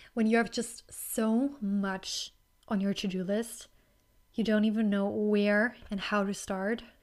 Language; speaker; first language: English; non-native, fluent; German